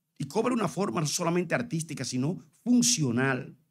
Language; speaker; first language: Spanish; native; Spanish